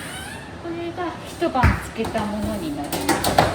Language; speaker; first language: Japanese; native; Japanese